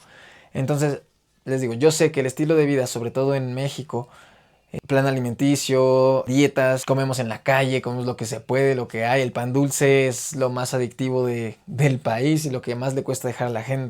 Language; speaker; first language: Spanish; native; Spanish